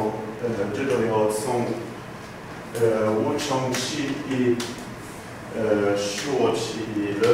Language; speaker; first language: Chinese; non-native, learner; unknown